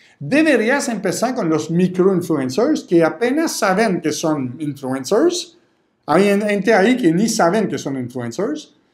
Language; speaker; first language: Spanish; non-native, fluent; French